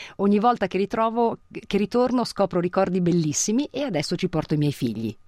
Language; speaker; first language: Italian; native; Italian